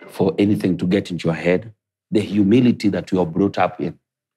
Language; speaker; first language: English; non-native, local second language; Luo (Kenya and Tanzania)